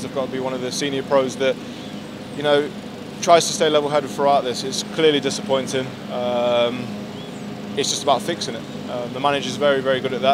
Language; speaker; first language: English; native; English